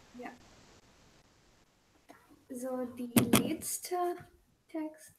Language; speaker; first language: German; non-native, learner; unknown